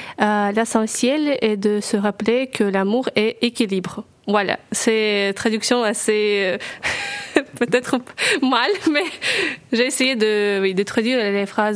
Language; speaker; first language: French; non-native, learner; Russian